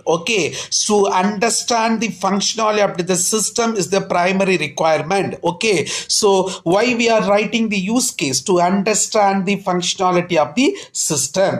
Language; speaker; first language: English; non-native, local second language; Tamil